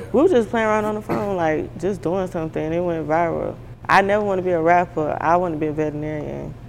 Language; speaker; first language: English; native; English